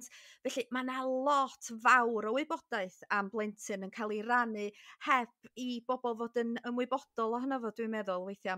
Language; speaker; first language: Welsh; native; Welsh